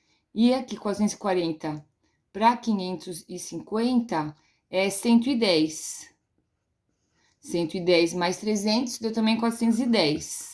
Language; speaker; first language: Portuguese; native; Portuguese